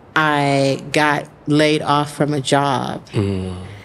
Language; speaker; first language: English; native; English